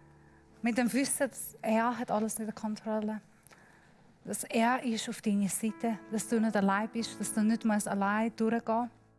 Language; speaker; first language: German; non-native, learner; Persian